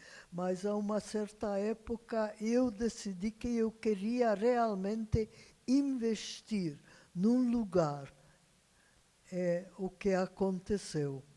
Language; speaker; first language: Portuguese; non-native, fluent; Hungarian